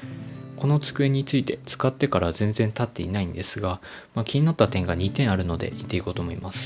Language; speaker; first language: Japanese; native; Japanese